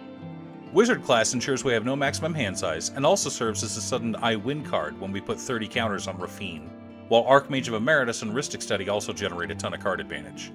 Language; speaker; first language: English; native; English